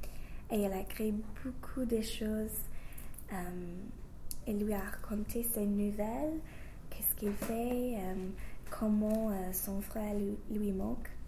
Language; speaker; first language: French; non-native, fluent; English